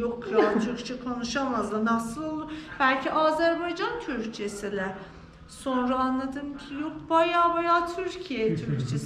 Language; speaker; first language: Turkish; non-native, fluent; Persian